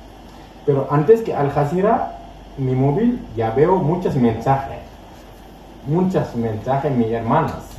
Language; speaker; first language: Spanish; non-native, learner; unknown